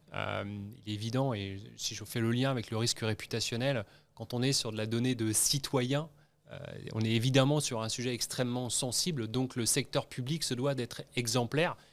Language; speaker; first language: French; native; French